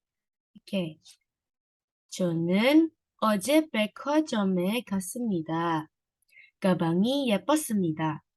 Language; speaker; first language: Korean; non-native, learner; Indonesian